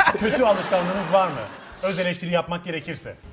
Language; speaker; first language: Turkish; native; Turkish